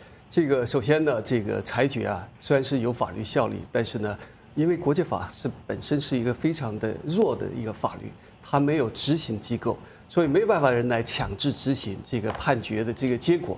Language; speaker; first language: Chinese; native; Chinese